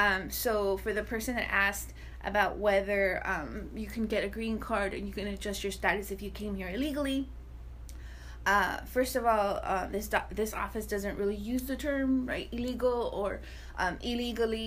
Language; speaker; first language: English; early bilingual, other home language; Spanish